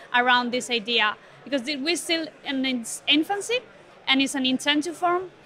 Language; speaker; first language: English; non-native, fluent; Spanish